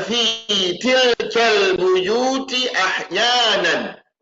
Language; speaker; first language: Arabic; non-native, fluent; English